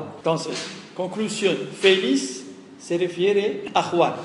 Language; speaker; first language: Spanish; non-native, fluent; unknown